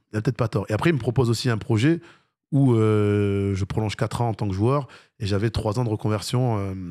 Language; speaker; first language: French; native; French